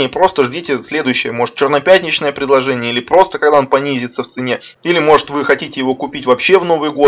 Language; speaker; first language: Russian; native; Russian